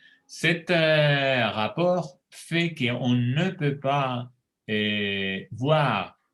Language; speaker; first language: French; non-native, fluent; Spanish